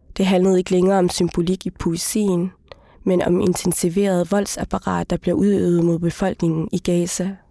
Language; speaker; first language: Danish; early bilingual, other home language; Somali